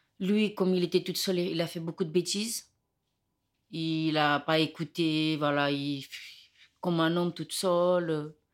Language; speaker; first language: French; non-native, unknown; Romany